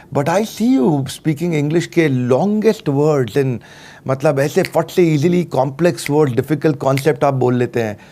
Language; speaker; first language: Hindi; native; Hindi